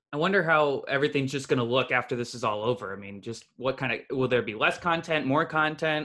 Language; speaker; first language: English; native; English